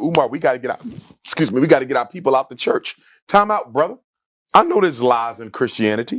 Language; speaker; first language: English; native; English